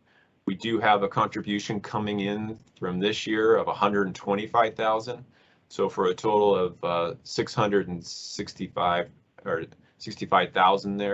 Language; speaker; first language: English; native; English